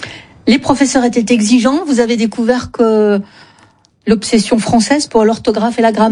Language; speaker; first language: French; native; French